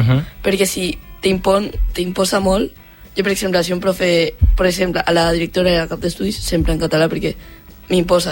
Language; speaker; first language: Catalan; non-native, local second language; Spanish